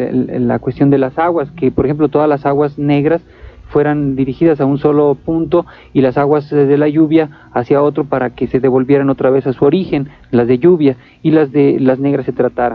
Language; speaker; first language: Spanish; native; Spanish